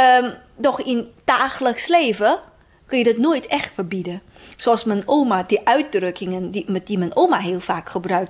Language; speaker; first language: Dutch; non-native, fluent; Chinese